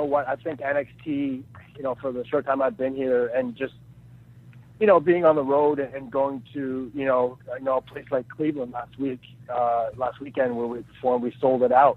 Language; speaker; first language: English; native; English